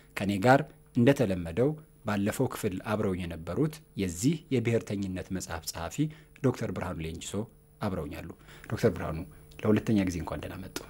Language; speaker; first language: Amharic; native; Amharic